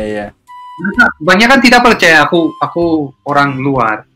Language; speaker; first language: Indonesian; non-native, fluent; Hebrew